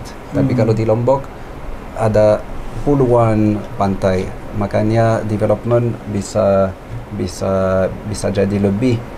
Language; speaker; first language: Indonesian; non-native, fluent; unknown